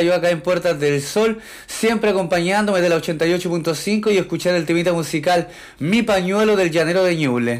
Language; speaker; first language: Spanish; native; Spanish